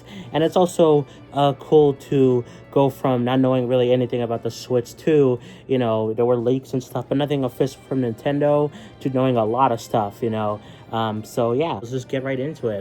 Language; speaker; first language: English; native; English